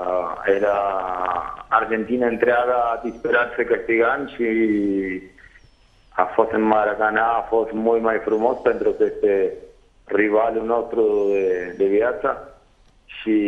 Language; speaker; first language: Romanian; non-native, fluent; Spanish